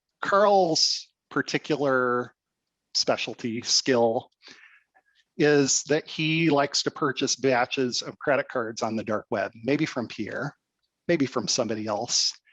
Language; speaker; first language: English; native; English